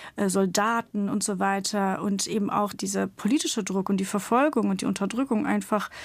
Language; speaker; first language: German; early bilingual, other home language; Turkish